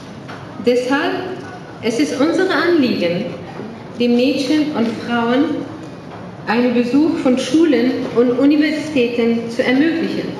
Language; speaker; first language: German; non-native, fluent; Persian